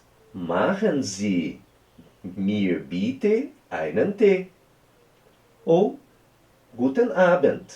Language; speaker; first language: German; non-native, fluent; Portuguese